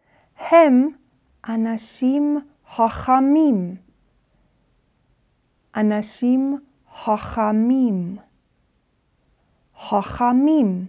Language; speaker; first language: Hebrew; non-native, fluent; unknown